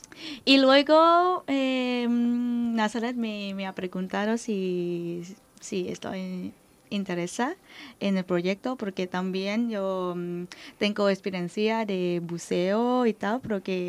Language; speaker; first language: Spanish; non-native, learner; Thai